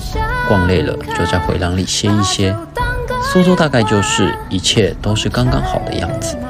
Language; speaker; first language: Chinese; native; Chinese